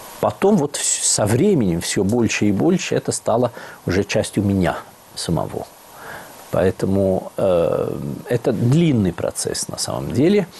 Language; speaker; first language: Russian; non-native, fluent; Italian